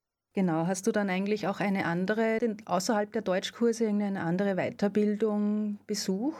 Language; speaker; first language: German; native; German